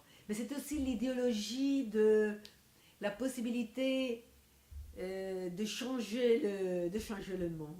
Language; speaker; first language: French; non-native, fluent; Italian